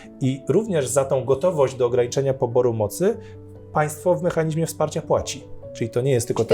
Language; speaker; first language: Polish; native; Polish